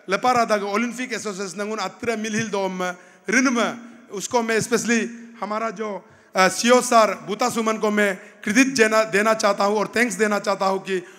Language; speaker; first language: Hindi; non-native, local second language; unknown